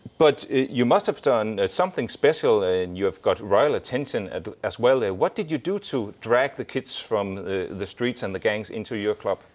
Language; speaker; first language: English; non-native, fluent; Danish